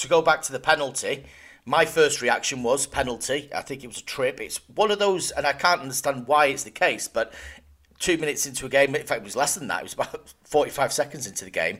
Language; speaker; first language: English; native; English